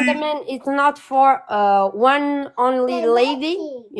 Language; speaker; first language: English; non-native, learner; Portuguese